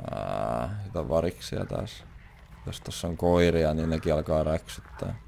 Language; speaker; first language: Finnish; native; Finnish